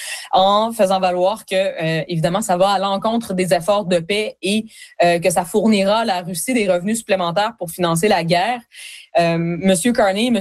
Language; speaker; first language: French; native; French